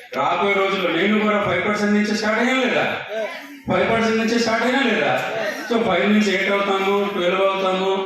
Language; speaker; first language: Telugu; non-native, local second language; Odia